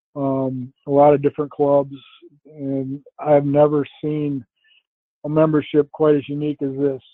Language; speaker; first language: English; native; English